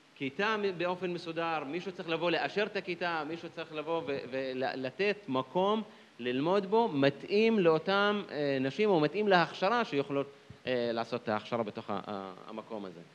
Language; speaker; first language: Hebrew; non-native, local second language; Arabic